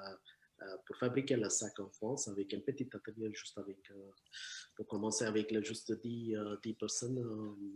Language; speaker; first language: French; non-native, learner; Tamil